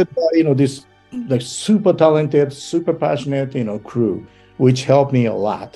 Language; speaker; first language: English; non-native, fluent; Japanese